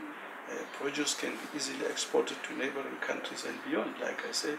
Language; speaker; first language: English; non-native, local second language; Tswana